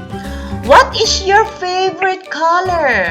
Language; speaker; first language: English; non-native, learner; Thai